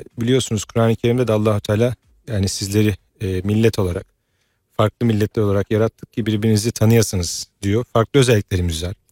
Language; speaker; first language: Turkish; native; Turkish